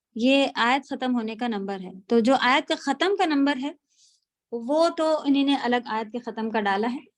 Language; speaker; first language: Urdu; native; Urdu